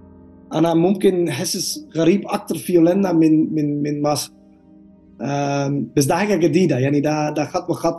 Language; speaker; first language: Arabic; non-native, learner; Dutch